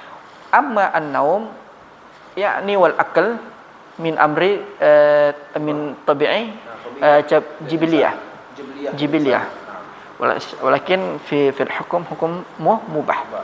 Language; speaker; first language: Arabic; non-native, fluent; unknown